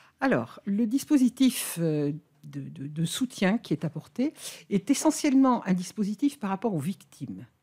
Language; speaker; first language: French; native; French